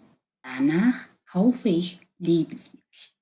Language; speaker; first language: German; non-native, fluent; Mongolian